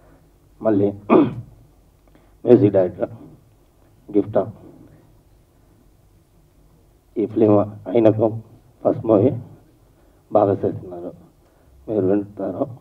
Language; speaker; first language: Telugu; non-native, learner; Tamil